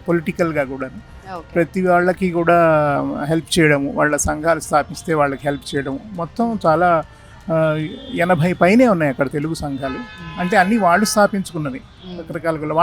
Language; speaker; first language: Telugu; native; Telugu